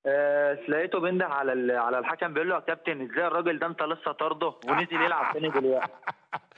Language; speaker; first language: Arabic; native; Arabic